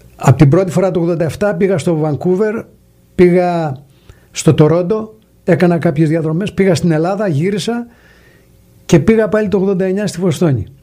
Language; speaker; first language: Greek; native; Greek